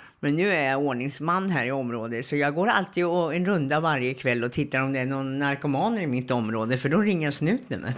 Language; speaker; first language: Swedish; native; Swedish